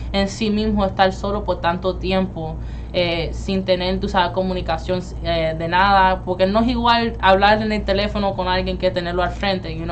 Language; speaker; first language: Spanish; early bilingual, heritage; Spanish